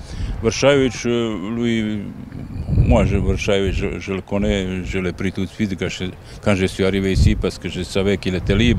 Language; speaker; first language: French; non-native, fluent; Bosnian